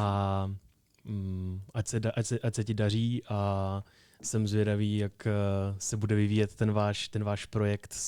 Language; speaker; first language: Czech; native; Czech